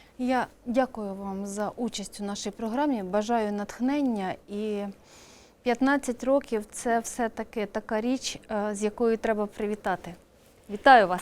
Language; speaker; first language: Ukrainian; native; Ukrainian